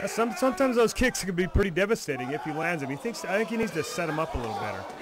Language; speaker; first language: English; native; English